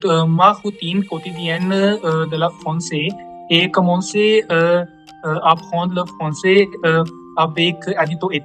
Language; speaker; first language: French; non-native, learner; Hindi